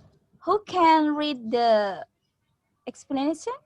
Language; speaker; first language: English; non-native, learner; Indonesian